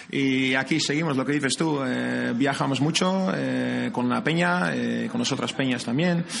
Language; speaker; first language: Spanish; non-native, fluent; Dutch